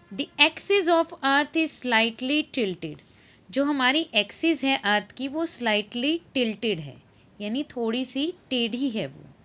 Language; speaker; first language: Hindi; native; Hindi